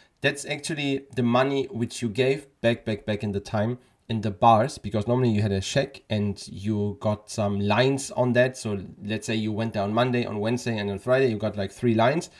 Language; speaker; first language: English; non-native, fluent; German